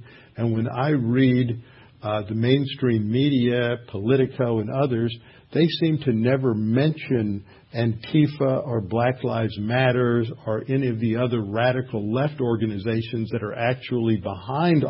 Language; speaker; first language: English; native; English